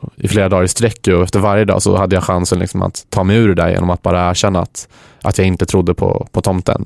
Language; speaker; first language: Swedish; early bilingual, other home language; Arabic